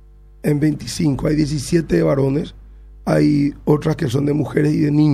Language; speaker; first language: Spanish; native; Spanish